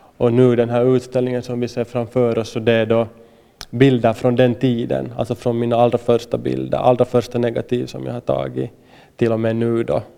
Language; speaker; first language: Swedish; native; Swedish